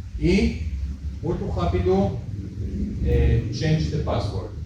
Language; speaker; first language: Portuguese; early bilingual, heritage; Hebrew